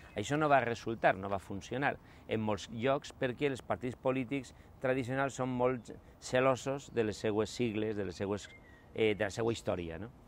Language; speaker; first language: Catalan; non-native, local second language; Spanish